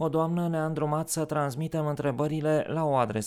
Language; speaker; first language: Romanian; native; Romanian